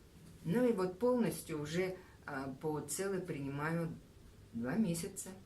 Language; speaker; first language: Russian; native; Russian